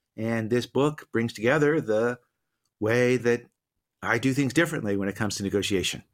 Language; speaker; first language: English; native; English